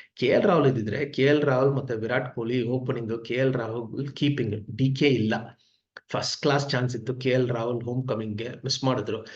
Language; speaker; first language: Kannada; non-native, local second language; Tamil